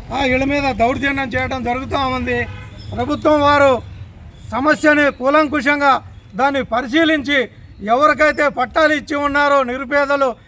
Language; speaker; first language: Telugu; native; Telugu